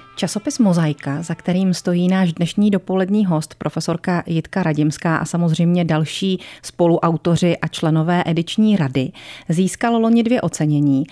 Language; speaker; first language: Czech; native; Czech